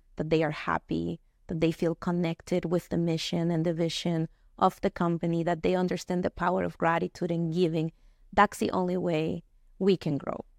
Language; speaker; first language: English; non-native, fluent; Spanish